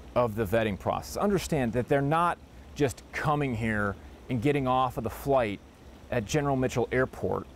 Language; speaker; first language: English; native; English